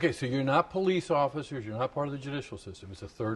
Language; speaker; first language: English; native; English